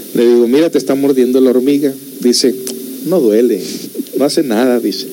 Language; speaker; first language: Spanish; early bilingual, heritage; Spanish